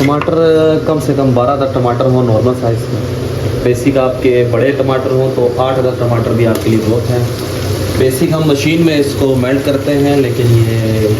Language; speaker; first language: Urdu; native; Urdu